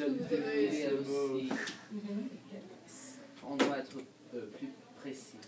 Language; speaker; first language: French; non-native, learner; English